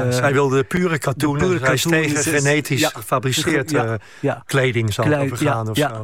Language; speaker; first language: Dutch; native; Dutch